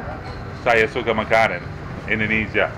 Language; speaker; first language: Indonesian; non-native, learner; English